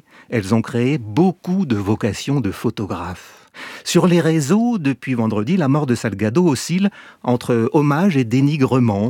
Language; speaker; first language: French; native; French